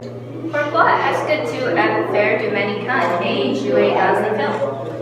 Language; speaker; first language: French; non-native, learner; English